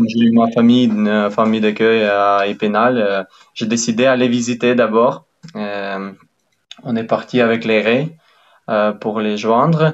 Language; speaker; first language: French; non-native, fluent; Ukrainian